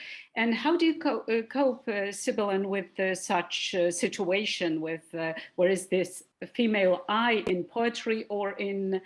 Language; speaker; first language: English; non-native, fluent; Polish